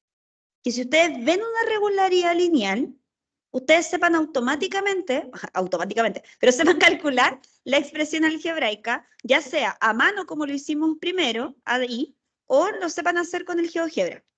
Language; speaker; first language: Spanish; native; Spanish